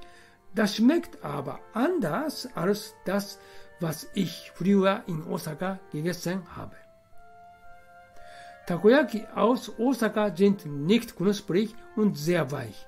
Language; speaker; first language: German; non-native, fluent; Japanese